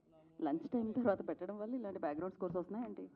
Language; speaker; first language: Telugu; native; Telugu